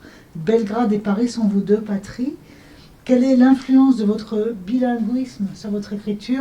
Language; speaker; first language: French; native; French